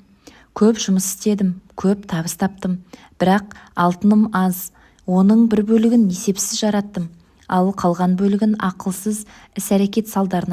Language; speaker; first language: Kazakh; native; Kazakh